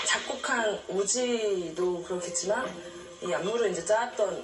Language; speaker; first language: Korean; native; Korean